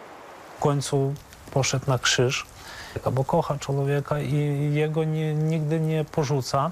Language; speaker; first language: Polish; non-native, fluent; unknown